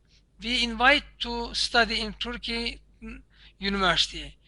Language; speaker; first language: English; non-native, learner; Turkish